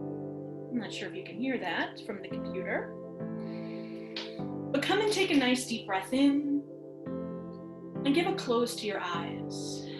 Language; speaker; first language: English; native; English